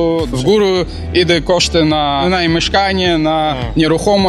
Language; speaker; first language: Polish; non-native, learner; Belarusian